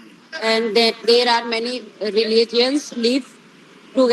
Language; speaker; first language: English; non-native, learner; Hindi